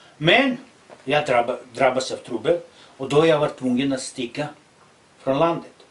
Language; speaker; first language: Swedish; non-native, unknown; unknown